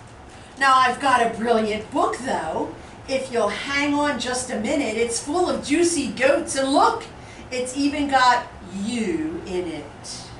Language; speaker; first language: English; native; English